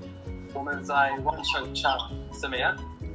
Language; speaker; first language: Chinese; non-native, learner; English